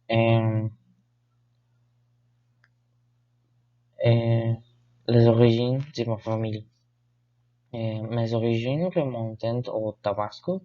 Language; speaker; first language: French; non-native, learner; Spanish